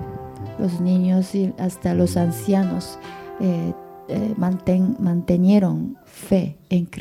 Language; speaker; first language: Spanish; non-native, fluent; Japanese